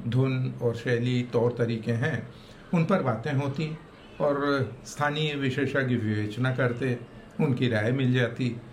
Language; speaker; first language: Hindi; native; Hindi